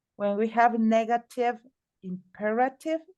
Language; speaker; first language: English; non-native, fluent; Spanish